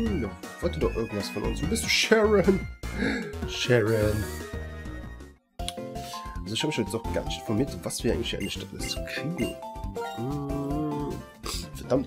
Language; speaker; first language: German; native; German